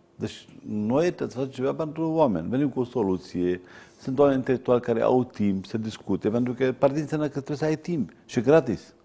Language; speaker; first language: Romanian; non-native, fluent; Arabic